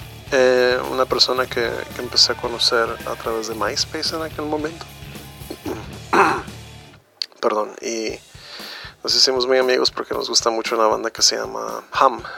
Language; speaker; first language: Spanish; native; Spanish